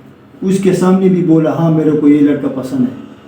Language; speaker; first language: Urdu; non-native, local second language; Pashto